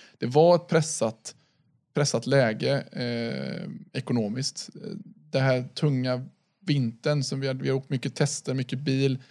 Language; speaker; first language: Swedish; native; Swedish